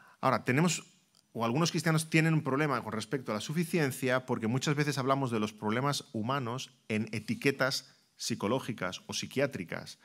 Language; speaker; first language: Spanish; native; Spanish